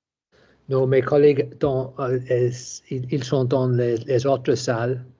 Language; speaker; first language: French; non-native, learner; English